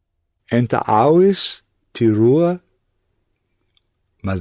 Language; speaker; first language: Arabic; non-native, learner; English